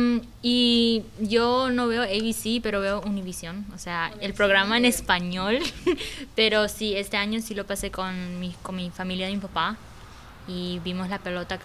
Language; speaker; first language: Spanish; early bilingual, heritage; Spanish